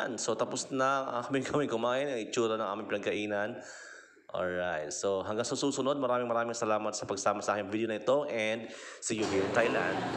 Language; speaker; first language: Filipino; native; Filipino